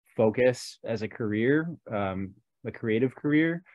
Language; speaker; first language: English; native; English